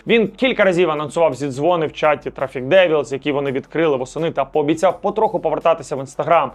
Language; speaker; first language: Ukrainian; native; Ukrainian